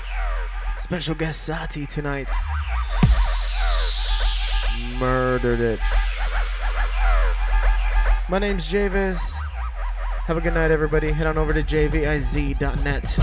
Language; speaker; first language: English; native; English